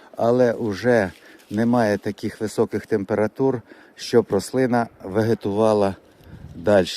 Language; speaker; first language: Ukrainian; native; Ukrainian